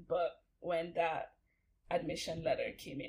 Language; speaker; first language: English; non-native, local second language; Hausa